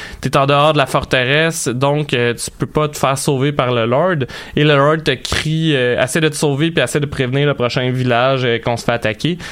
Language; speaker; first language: French; native; French